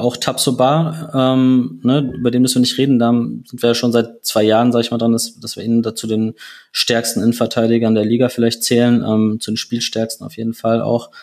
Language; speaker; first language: German; native; German